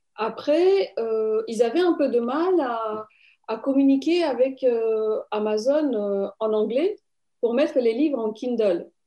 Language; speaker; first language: French; non-native, fluent; Romanian